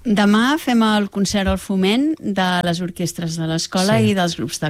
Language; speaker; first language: Catalan; native; Catalan